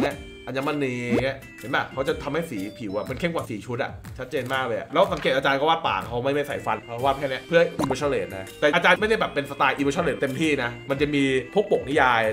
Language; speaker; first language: Thai; native; Thai